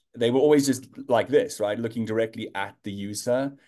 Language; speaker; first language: English; native; English